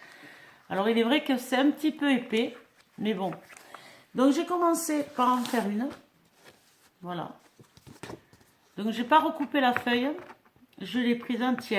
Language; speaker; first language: French; native; French